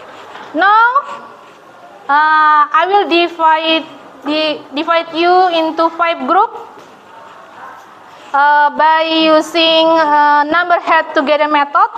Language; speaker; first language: English; non-native, fluent; Indonesian